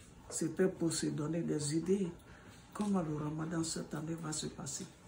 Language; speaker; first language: French; non-native, local second language; Bambara